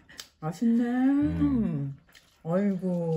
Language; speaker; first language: Korean; native; Korean